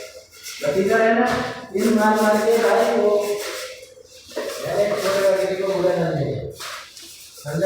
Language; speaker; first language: Hindi; non-native, learner; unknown